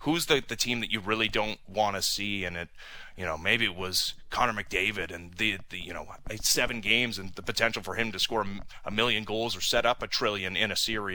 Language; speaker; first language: English; native; English